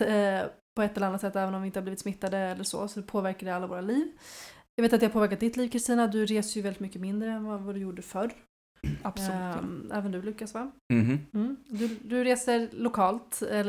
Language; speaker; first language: Swedish; native; Swedish